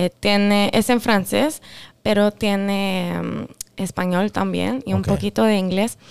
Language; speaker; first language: Spanish; non-native, local second language; French